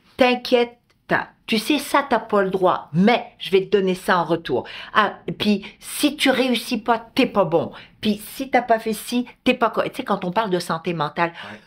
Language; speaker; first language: French; native; French